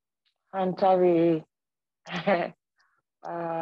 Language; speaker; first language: Finnish; non-native, learner; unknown